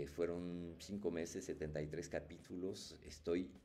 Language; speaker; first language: Spanish; non-native, fluent; French